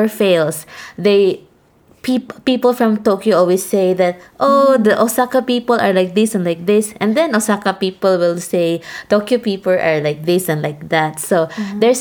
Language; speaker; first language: English; non-native, local second language; Cebuano